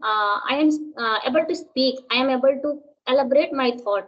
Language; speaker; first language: English; non-native, local second language; Hindi